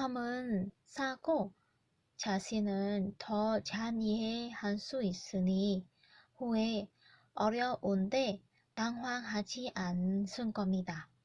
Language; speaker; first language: Korean; non-native, learner; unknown